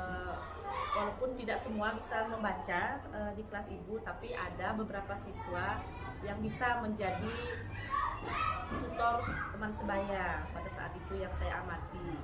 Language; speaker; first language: Indonesian; native; Indonesian